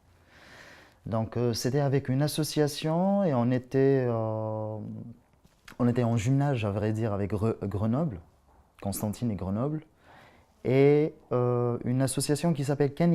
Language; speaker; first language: French; non-native, local second language; Arabic